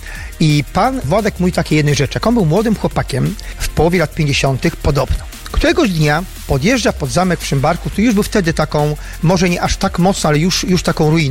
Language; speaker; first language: Polish; native; Polish